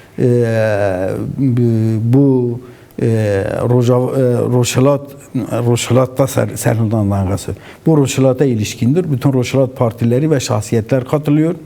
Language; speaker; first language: Turkish; non-native, local second language; Kurdish